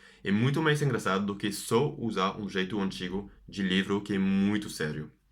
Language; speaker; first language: Portuguese; non-native, fluent; French